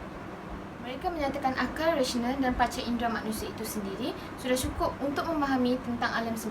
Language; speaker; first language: Malay; native; Malay